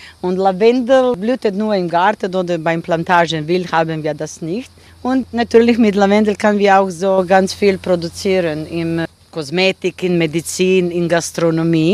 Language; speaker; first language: German; non-native, learner; Croatian